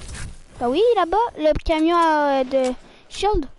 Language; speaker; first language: French; native; French